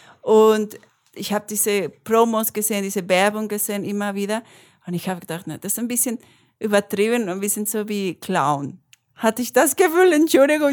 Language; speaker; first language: German; non-native, learner; Spanish